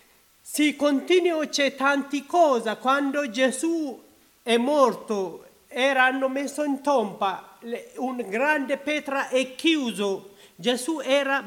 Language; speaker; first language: Italian; non-native, learner; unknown